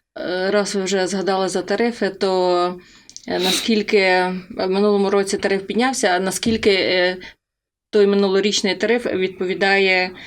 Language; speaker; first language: Ukrainian; native; Ukrainian